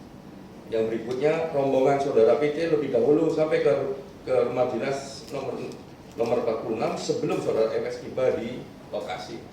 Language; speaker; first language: Indonesian; native; Indonesian